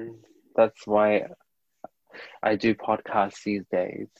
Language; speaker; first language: English; native; English